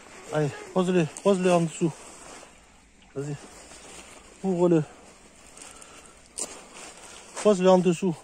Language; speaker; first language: French; native; French